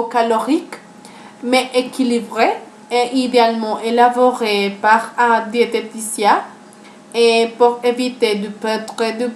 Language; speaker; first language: French; non-native, learner; Spanish